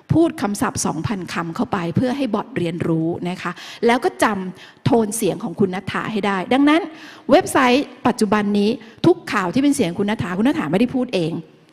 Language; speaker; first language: Thai; native; Thai